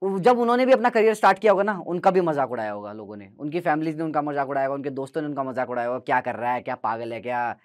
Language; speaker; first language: Hindi; native; Hindi